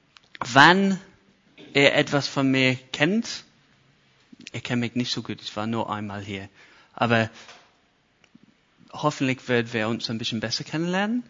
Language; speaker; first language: German; non-native, fluent; English